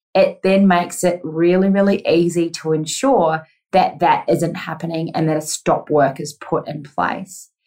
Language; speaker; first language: English; native; English